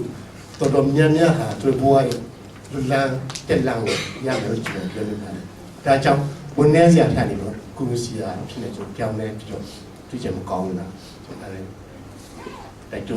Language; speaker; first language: Burmese; non-native, local second language; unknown